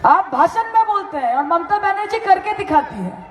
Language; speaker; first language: Hindi; non-native, local second language; Bangla